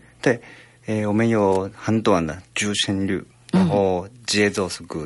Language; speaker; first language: Chinese; non-native, fluent; Japanese